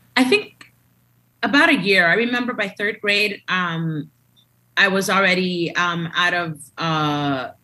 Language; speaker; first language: English; early bilingual, other home language; Spanish